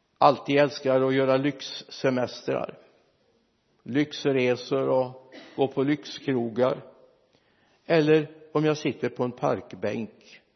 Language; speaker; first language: Swedish; native; Swedish